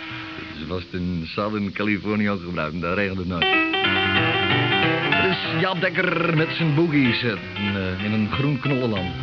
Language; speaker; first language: Dutch; native; Dutch